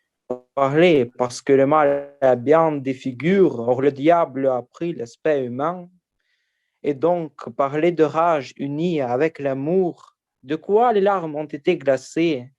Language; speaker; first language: French; non-native, learner; Ukrainian